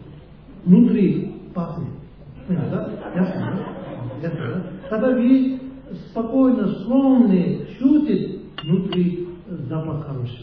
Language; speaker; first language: Russian; non-native, learner; Tibetan